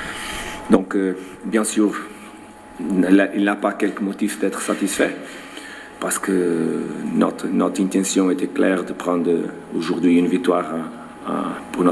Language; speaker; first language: French; non-native, learner; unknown